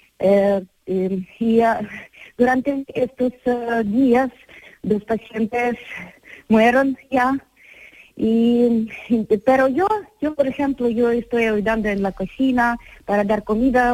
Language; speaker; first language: Spanish; non-native, learner; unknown